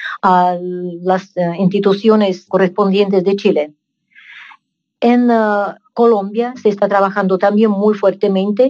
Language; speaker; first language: Spanish; non-native, fluent; Russian